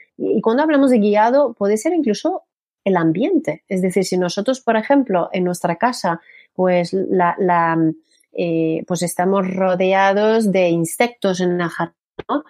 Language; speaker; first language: Spanish; non-native, fluent; French